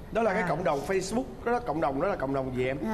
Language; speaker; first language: Vietnamese; native; Vietnamese